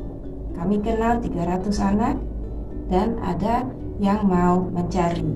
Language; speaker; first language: Indonesian; early bilingual, heritage; Dutch